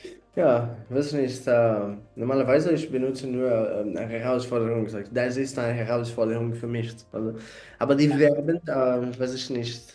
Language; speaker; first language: German; non-native, learner; Portuguese